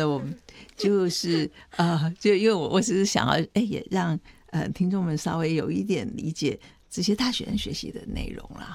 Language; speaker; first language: Chinese; native; Chinese